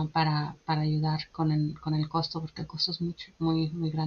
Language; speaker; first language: Spanish; early bilingual, heritage; Spanish